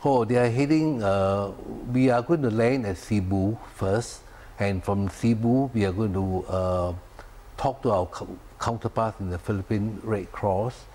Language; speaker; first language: English; non-native, local second language; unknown